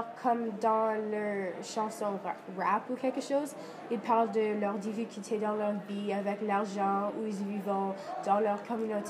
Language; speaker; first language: French; non-native, learner; English